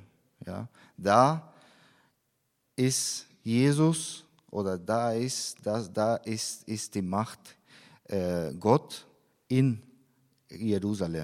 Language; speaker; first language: German; non-native, fluent; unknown